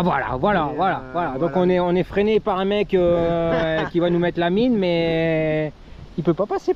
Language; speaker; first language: French; native; French